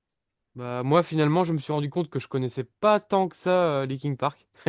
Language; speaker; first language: French; native; French